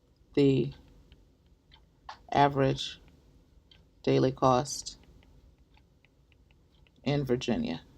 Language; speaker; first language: English; native; English